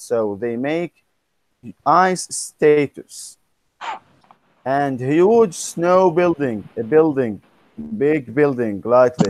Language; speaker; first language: English; non-native, fluent; Arabic